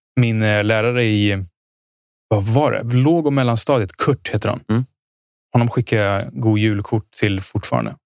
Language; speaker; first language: Swedish; early bilingual, other home language; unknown